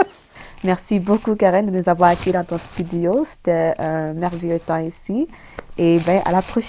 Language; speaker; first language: French; native; French